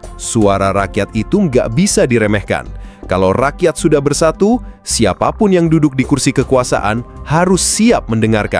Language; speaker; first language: Indonesian; native; Indonesian